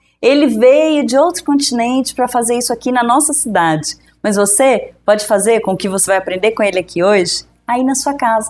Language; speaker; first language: Portuguese; native; Portuguese